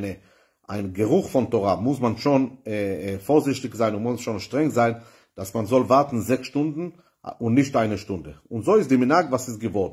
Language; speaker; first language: German; non-native, fluent; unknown